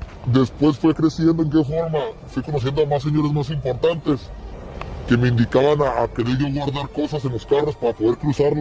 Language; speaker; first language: Spanish; native; Spanish